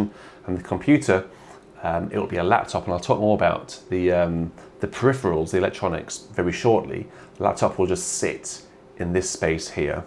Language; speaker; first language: English; native; English